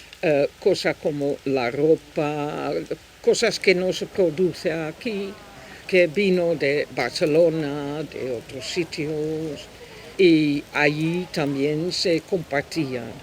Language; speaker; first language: Spanish; non-native, fluent; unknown